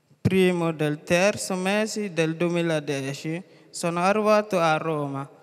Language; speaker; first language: Italian; non-native, learner; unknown